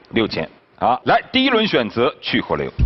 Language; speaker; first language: Chinese; native; Chinese